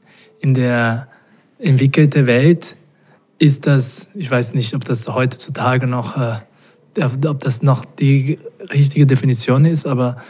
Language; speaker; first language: German; non-native, fluent; Portuguese